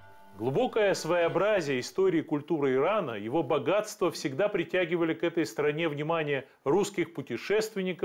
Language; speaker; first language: Russian; native; Russian